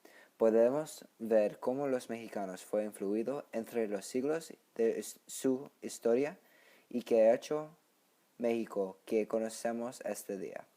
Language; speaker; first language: Spanish; non-native, learner; English